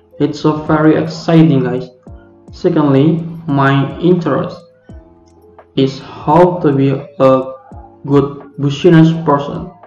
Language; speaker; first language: English; non-native, learner; Indonesian